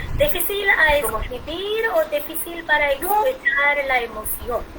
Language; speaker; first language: Spanish; non-native, fluent; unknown